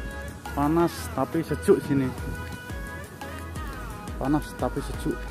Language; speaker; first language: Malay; non-native, local second language; Javanese